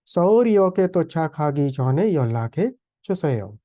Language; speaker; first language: Korean; non-native, fluent; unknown